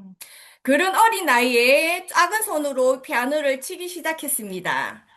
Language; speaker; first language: Korean; native; Korean